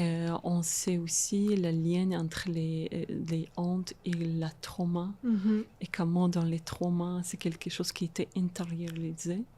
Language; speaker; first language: French; non-native, fluent; Russian